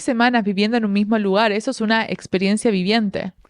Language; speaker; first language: Spanish; native; Spanish